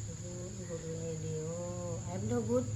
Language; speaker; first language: English; non-native, learner; Indonesian